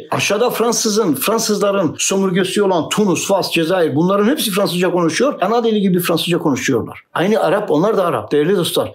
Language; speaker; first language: Turkish; native; Turkish